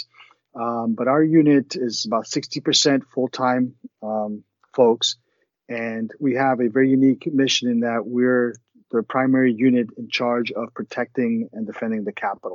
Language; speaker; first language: English; early bilingual, other home language; Spanish